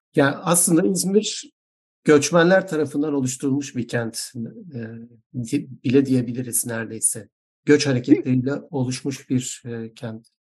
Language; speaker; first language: Turkish; native; Turkish